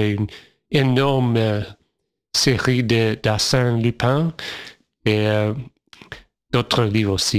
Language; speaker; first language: French; non-native, fluent; English